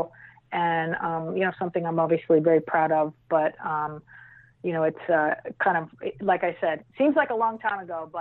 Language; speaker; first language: English; native; English